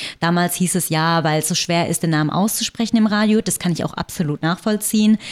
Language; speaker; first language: German; early bilingual, other home language; Vietnamese